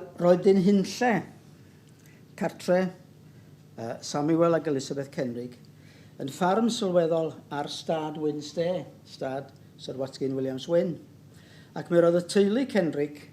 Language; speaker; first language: Welsh; native; Welsh